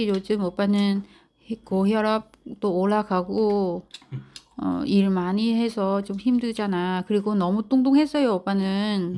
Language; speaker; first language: Korean; non-native, learner; Vietnamese